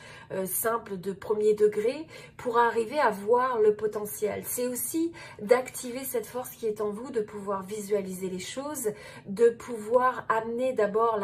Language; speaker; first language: French; native; French